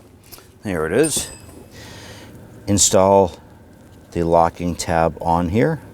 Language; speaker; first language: English; native; English